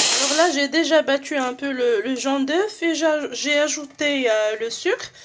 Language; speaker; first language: French; non-native, local second language; Arabic